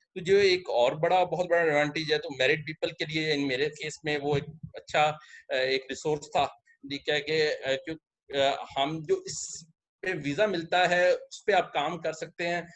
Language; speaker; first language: Urdu; non-native, local second language; Punjabi